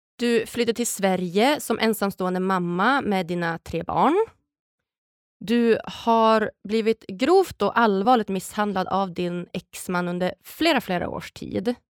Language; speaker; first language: Swedish; native; Swedish